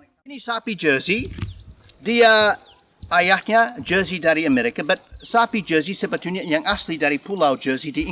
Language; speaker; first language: Indonesian; non-native, fluent; English